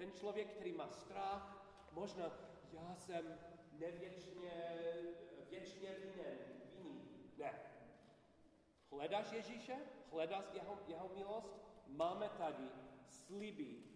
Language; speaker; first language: Czech; non-native, learner; English